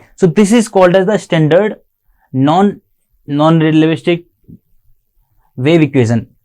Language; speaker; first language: English; non-native, local second language; Hindi